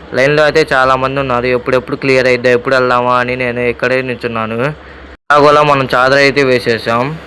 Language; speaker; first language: Telugu; non-native, local second language; Urdu